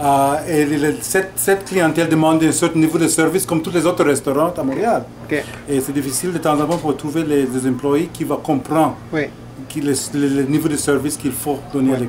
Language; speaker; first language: French; non-native, fluent; English